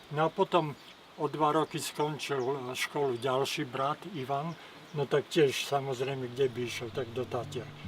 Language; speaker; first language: Slovak; native; Slovak